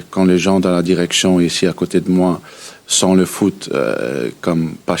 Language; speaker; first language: French; early bilingual, heritage; French